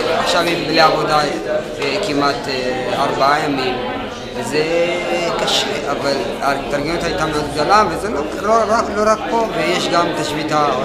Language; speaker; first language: Hebrew; non-native, fluent; Tigrinya